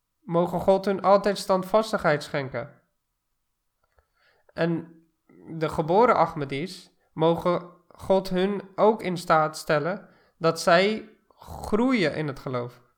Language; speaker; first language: Dutch; non-native, fluent; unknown